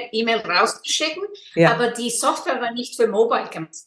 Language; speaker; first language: German; non-native, fluent; Icelandic